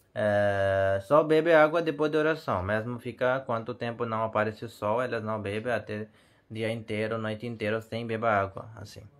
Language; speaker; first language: Portuguese; non-native, learner; Hindi